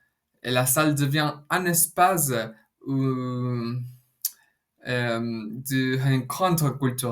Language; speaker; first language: French; non-native, fluent; Spanish